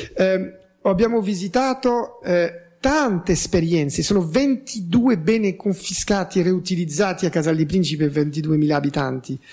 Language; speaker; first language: Italian; non-native, fluent; French